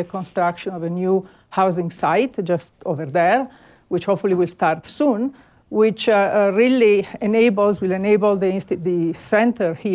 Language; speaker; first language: English; non-native, fluent; Italian